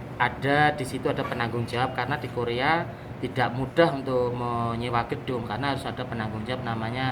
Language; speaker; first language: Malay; non-native, local second language; Javanese